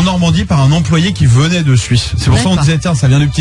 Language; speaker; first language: French; native; French